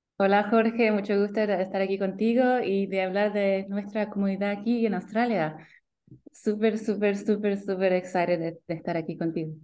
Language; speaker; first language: Spanish; early bilingual, heritage; Spanish